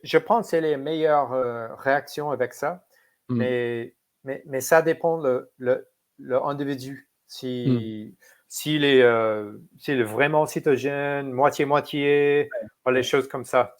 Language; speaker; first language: French; non-native, fluent; English